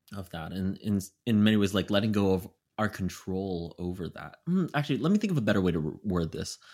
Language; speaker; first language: English; native; English